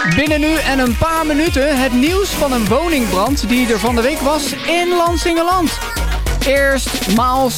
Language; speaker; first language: Dutch; native; Dutch